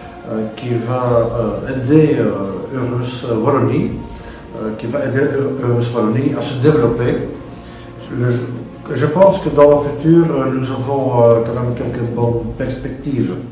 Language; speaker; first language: French; non-native, local second language; Dutch